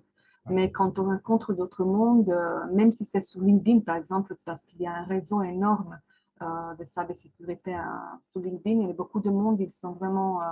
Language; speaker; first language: French; non-native, fluent; Croatian